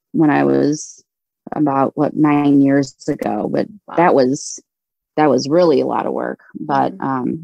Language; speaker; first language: English; native; English